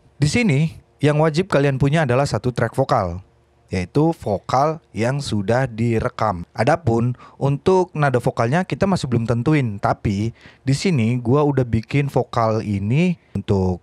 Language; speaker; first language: Indonesian; native; Indonesian